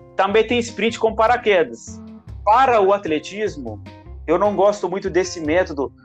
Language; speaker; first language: Portuguese; non-native, fluent; Italian